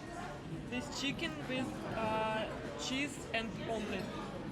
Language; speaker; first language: English; non-native, fluent; Russian